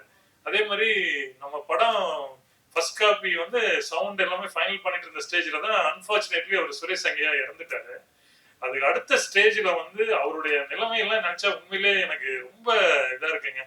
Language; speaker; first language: Tamil; native; Tamil